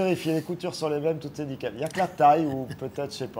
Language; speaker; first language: French; native; French